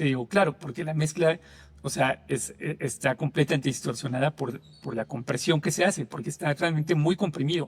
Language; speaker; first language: Spanish; native; Spanish